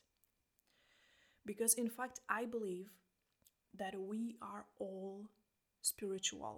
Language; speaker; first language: English; non-native, fluent; Polish